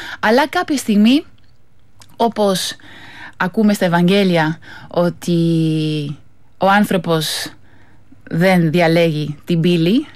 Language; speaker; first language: Greek; non-native, fluent; Spanish